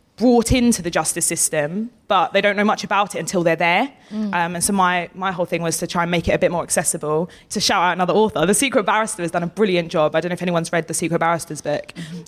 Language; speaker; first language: English; native; English